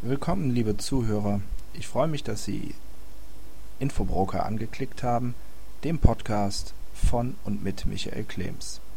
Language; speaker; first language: German; native; German